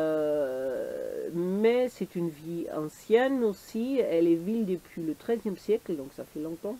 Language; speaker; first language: French; native; French